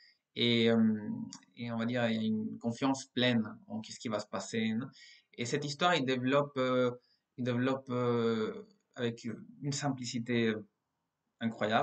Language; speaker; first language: French; non-native, fluent; Spanish